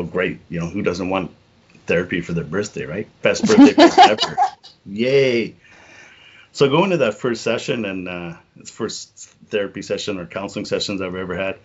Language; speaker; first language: English; native; English